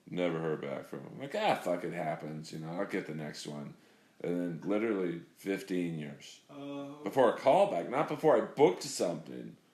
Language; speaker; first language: English; native; English